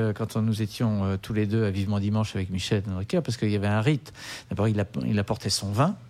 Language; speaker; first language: French; native; French